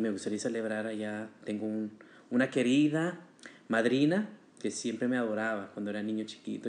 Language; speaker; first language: Spanish; early bilingual, heritage; Spanish